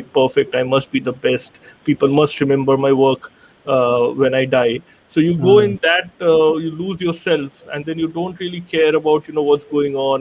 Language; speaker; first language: English; non-native, local second language; Bangla